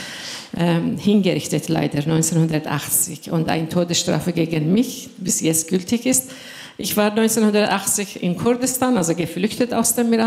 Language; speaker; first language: German; non-native, fluent; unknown